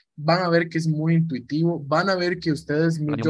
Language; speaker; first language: Spanish; native; Spanish